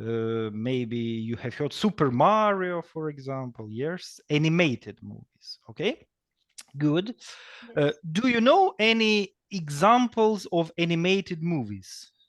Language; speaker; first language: English; non-native, fluent; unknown